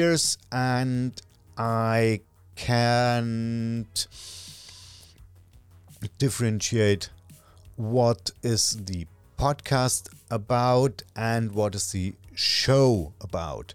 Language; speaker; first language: English; non-native, learner; German